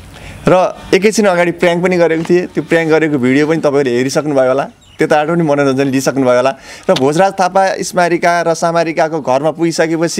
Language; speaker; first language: Nepali; native; Nepali